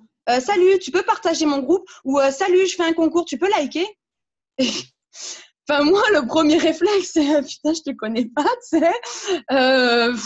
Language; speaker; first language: French; native; French